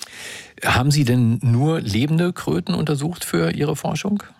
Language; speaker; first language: German; native; German